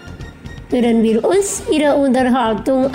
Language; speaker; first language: German; non-native, fluent; Indonesian